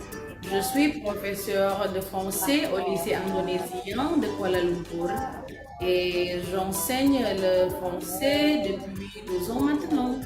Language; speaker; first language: French; non-native, fluent; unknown